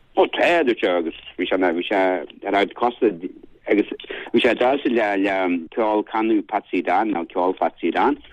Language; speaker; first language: Irish; native; Irish